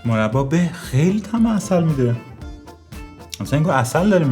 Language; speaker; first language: Persian; native; Persian